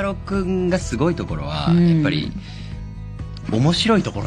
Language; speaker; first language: Japanese; native; Japanese